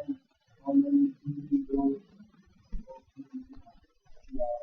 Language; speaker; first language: English; non-native, learner; Vietnamese